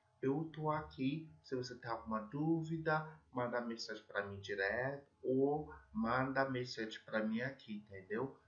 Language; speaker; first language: Portuguese; non-native, fluent; English